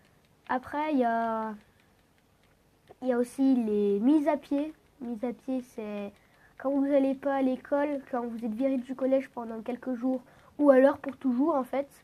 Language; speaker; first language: French; native; French